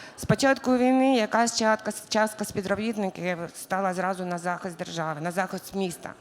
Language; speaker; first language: Ukrainian; native; Ukrainian